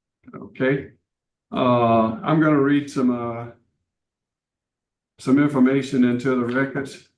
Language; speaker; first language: English; native; English